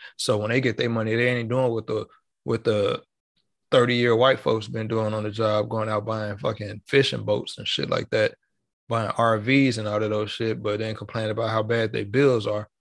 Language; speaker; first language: English; native; English